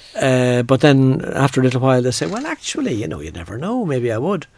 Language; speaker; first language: English; native; English